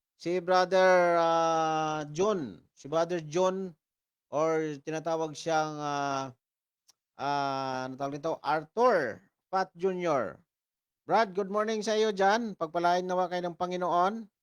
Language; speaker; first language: Filipino; non-native, local second language; Hiligaynon